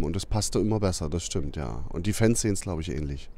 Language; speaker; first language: German; native; German